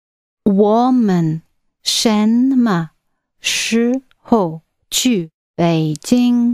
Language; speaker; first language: Chinese; non-native, learner; English